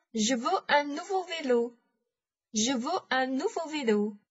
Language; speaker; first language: French; non-native, fluent; Chinese